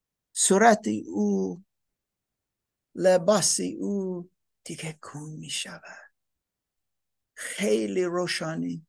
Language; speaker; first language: Persian; non-native, fluent; English